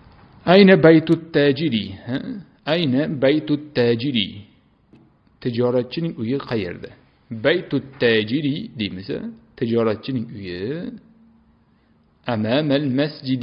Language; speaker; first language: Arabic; non-native, fluent; Uzbek